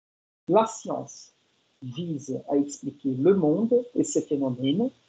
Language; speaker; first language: French; non-native, fluent; Portuguese